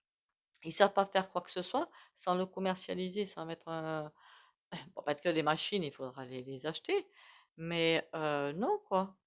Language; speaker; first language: French; native; French